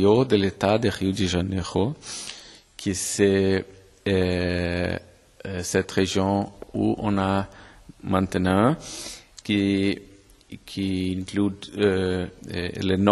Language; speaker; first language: French; non-native, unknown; Portuguese